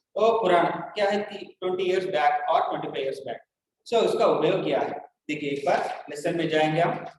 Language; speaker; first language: Hindi; non-native, local second language; Telugu